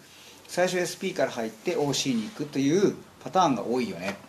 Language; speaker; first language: Japanese; native; Japanese